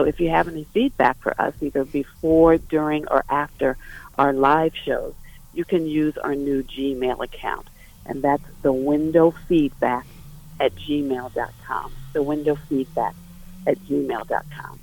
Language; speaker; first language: English; native; English